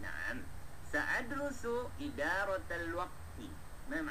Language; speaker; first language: Arabic; non-native, fluent; Malay